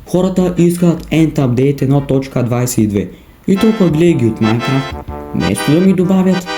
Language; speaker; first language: Bulgarian; native; Bulgarian